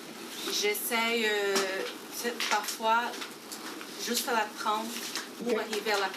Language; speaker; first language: French; non-native, fluent; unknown